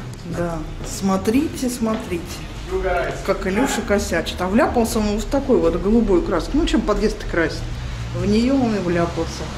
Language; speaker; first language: Russian; native; Russian